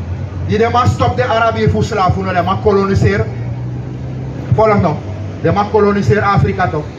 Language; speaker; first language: Dutch; non-native, local second language; Sranan Tongo